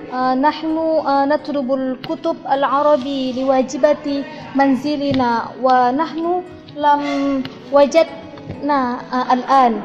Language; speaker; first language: Arabic; non-native, learner; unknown